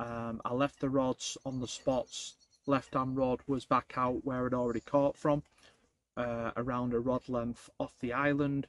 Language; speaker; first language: English; native; English